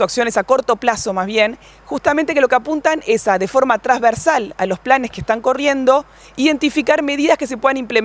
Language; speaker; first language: Spanish; native; Spanish